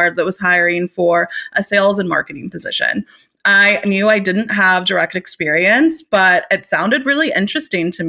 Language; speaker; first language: English; native; English